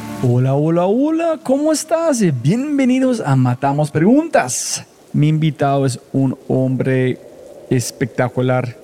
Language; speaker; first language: Spanish; non-native, fluent; English